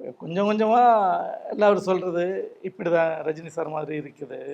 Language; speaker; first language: Tamil; non-native, local second language; Malayalam